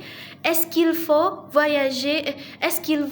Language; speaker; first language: French; non-native, learner; Indonesian